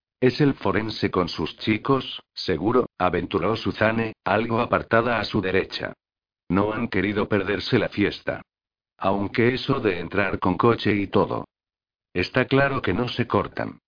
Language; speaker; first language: Spanish; native; Spanish